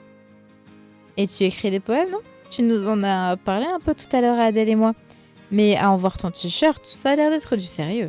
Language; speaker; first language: French; native; French